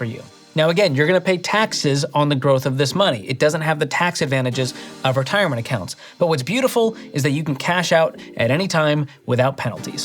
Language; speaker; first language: English; native; English